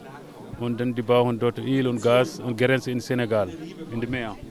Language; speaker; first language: German; non-native, learner; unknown